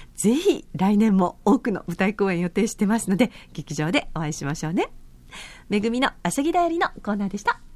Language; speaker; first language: Japanese; native; Japanese